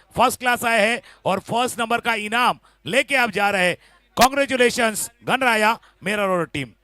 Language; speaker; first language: Hindi; non-native, local second language; Marathi